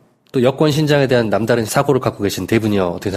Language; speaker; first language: Korean; native; Korean